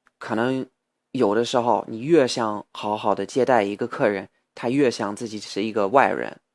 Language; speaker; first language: Chinese; non-native, fluent; English